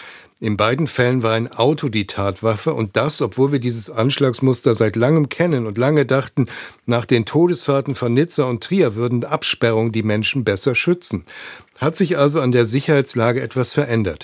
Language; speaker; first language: German; native; German